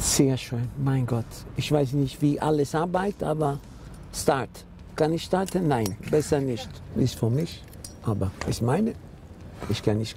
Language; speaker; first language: German; non-native, learner; Italian